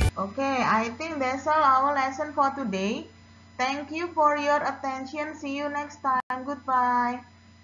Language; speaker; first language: English; non-native, fluent; Indonesian